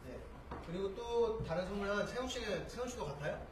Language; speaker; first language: Korean; native; Korean